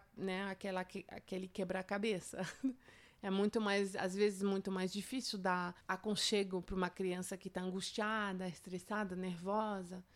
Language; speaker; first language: Portuguese; non-native, fluent; French